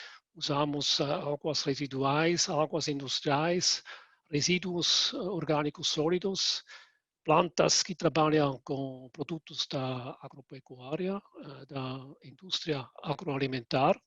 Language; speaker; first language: Portuguese; non-native, fluent; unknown